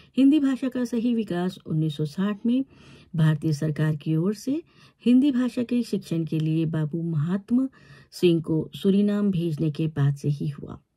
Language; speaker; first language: Hindi; native; Hindi